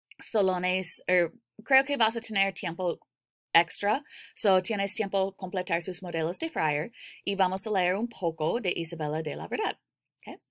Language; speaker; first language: Spanish; non-native, learner; English